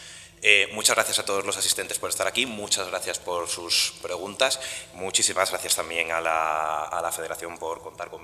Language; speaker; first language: Spanish; native; Spanish